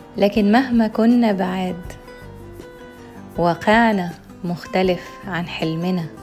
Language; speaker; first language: Arabic; native; Arabic